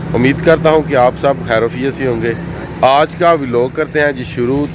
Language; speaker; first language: Urdu; non-native, local second language; Punjabi